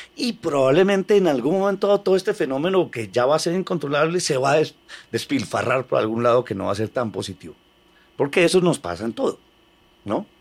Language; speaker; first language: Spanish; native; Spanish